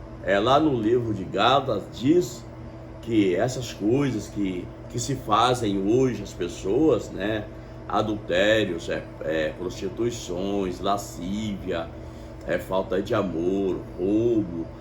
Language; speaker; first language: Portuguese; native; Portuguese